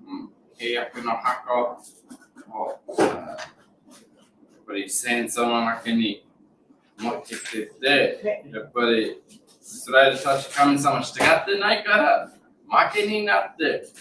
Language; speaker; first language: Japanese; non-native, fluent; English